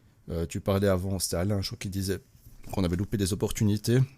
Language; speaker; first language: French; native; French